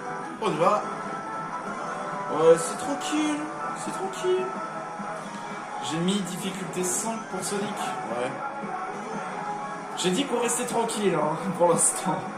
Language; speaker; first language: French; native; French